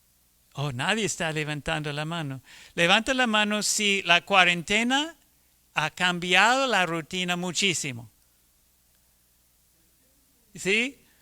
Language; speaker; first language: Spanish; non-native, fluent; English